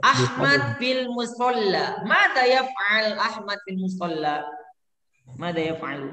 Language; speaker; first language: Arabic; non-native, learner; Indonesian